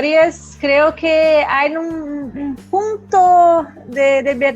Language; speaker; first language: Spanish; non-native, learner; Portuguese